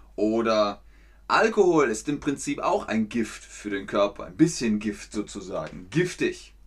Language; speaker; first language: German; native; German